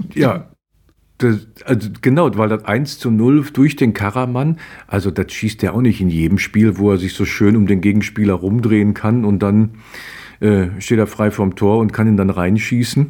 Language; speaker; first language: German; native; German